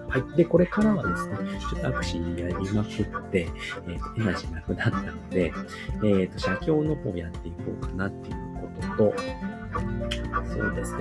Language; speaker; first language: Japanese; native; Japanese